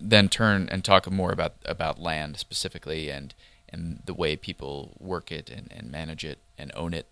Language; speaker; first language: English; native; English